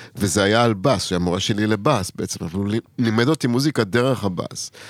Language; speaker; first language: Hebrew; native; Hebrew